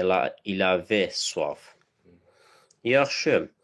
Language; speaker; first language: French; non-native, fluent; Azerbaijani